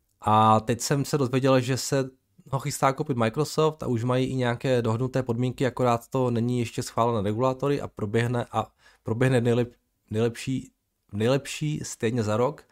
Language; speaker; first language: Czech; native; Czech